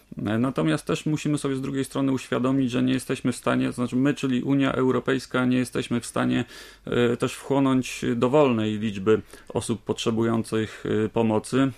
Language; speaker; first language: Polish; native; Polish